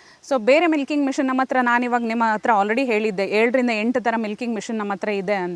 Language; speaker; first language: Kannada; native; Kannada